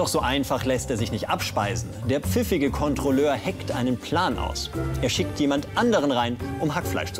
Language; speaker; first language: German; native; German